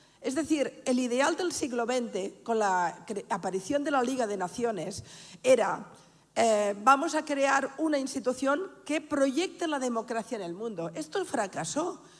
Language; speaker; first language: Spanish; non-native, local second language; Catalan